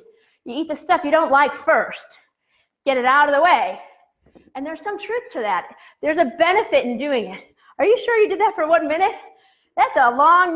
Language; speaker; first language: English; native; English